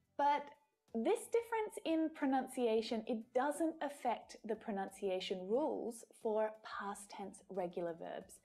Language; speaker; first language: English; native; English